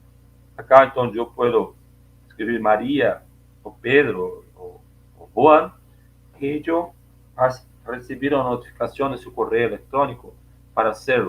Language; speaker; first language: Spanish; non-native, learner; Portuguese